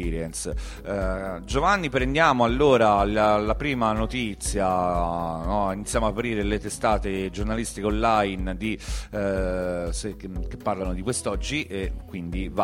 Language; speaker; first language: Italian; native; Italian